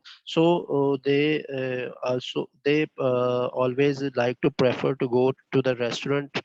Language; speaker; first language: English; non-native, learner; Bangla